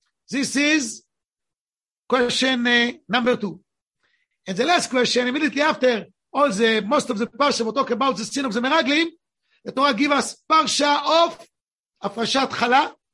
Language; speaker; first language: English; non-native, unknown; Hebrew